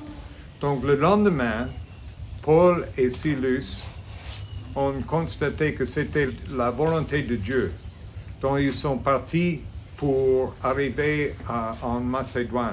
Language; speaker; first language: French; non-native, fluent; English